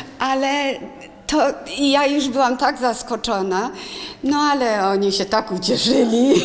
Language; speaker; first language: Polish; early bilingual, heritage; Polish